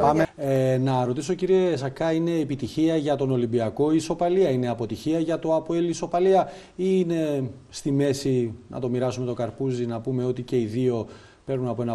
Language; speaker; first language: Greek; native; Greek